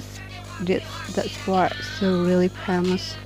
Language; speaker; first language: English; non-native, learner; Indonesian